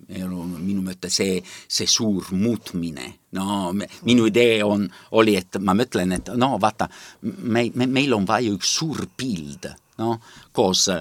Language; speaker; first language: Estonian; non-native, learner; Italian